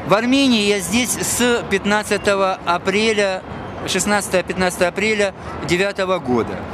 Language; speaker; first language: Russian; native; Russian